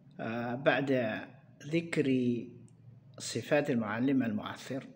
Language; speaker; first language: Arabic; non-native, fluent; Indonesian